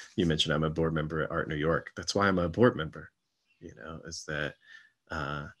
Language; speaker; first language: English; native; English